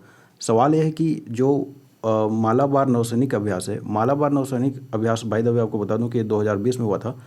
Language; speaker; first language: Hindi; native; Hindi